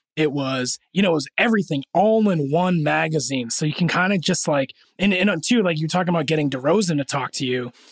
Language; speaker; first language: English; early bilingual, other home language; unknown